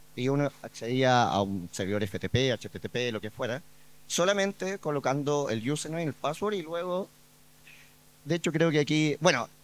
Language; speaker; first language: Spanish; native; Spanish